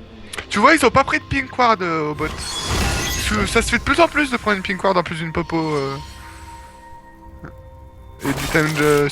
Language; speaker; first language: French; native; French